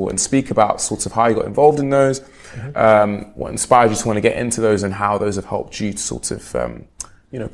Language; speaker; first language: English; native; English